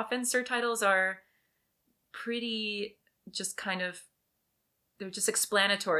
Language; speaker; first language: English; early bilingual, other home language; French